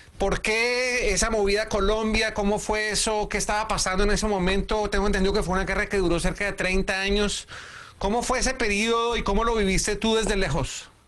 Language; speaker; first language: Spanish; native; Spanish